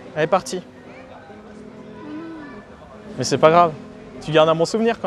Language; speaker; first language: French; native; French